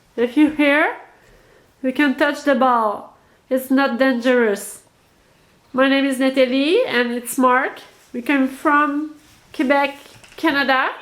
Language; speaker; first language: English; non-native, learner; French